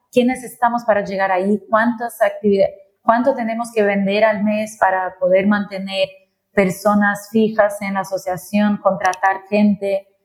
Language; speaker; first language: Spanish; non-native, fluent; Portuguese